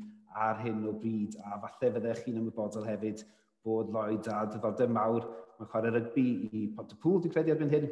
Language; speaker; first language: Welsh; native; Welsh